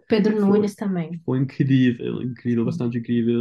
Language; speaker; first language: Portuguese; non-native, learner; English